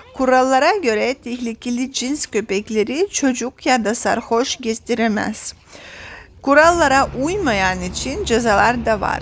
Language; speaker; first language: Turkish; non-native, fluent; Russian